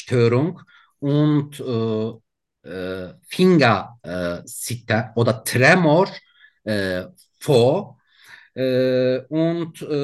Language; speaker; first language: German; non-native, learner; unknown